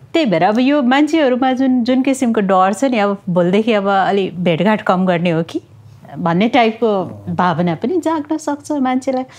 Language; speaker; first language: Nepali; non-native, local second language; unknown